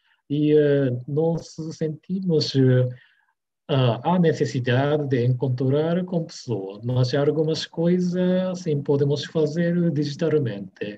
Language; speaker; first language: Portuguese; non-native, learner; Japanese